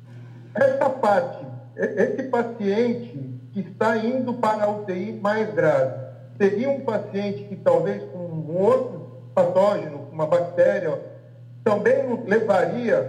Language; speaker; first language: Portuguese; native; Portuguese